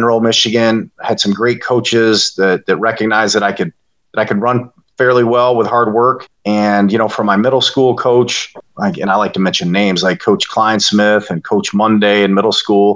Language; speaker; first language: English; native; English